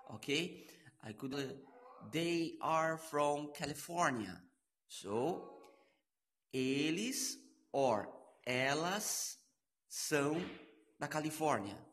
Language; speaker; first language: English; non-native, learner; Portuguese